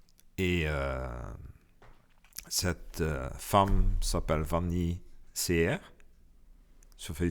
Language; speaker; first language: French; non-native, local second language; Luxembourgish